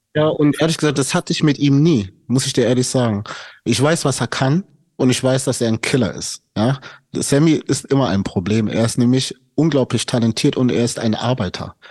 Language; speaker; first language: German; native; German